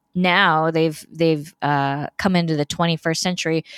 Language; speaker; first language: English; native; English